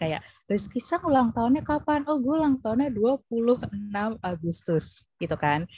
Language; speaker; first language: Indonesian; native; Indonesian